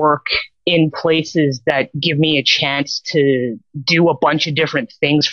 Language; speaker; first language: English; native; English